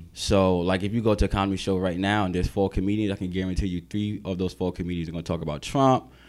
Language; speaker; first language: English; native; English